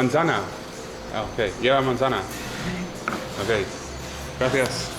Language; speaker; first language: Spanish; non-native, learner; English